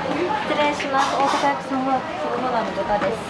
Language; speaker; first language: Japanese; native; Japanese